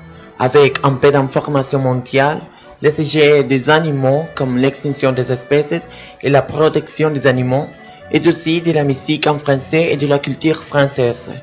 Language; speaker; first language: French; non-native, learner; Spanish